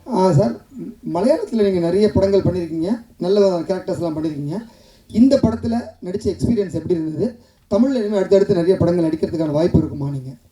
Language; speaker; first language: Tamil; native; Tamil